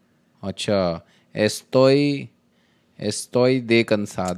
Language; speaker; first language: Spanish; non-native, learner; Hindi